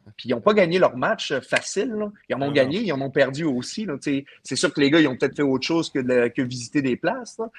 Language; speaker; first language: French; non-native, fluent; English